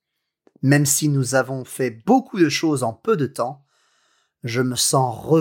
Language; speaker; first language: French; native; French